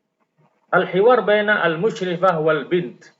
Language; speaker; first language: Arabic; non-native, fluent; Indonesian